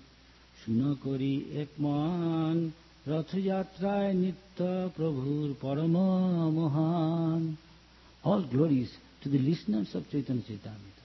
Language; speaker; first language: English; non-native, local second language; Bangla